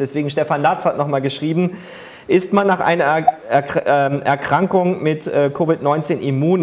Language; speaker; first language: German; native; German